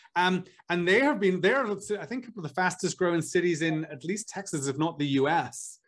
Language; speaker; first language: English; native; English